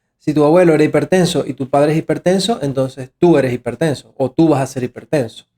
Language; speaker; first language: Spanish; native; Spanish